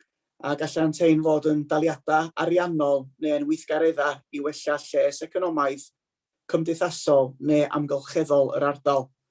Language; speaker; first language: Welsh; native; Welsh